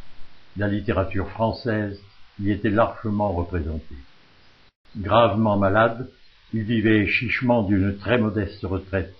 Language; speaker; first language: French; native; French